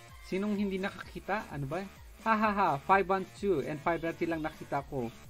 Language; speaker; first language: Filipino; native; Filipino